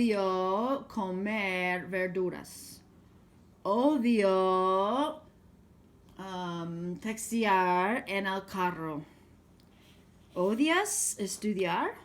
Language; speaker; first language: Spanish; non-native, fluent; English